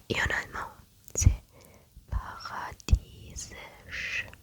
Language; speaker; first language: French; non-native, learner; German